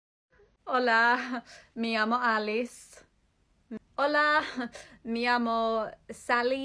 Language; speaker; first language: Spanish; non-native, learner; English